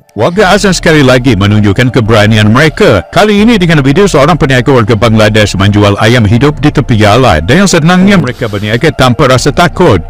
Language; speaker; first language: Malay; native; Malay